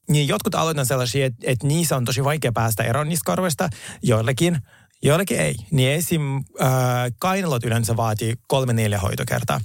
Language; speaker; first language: Finnish; native; Finnish